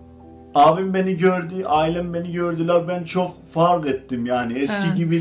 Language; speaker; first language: Turkish; non-native, fluent; Azerbaijani